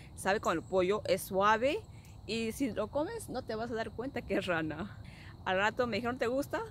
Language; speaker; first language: Spanish; native; Spanish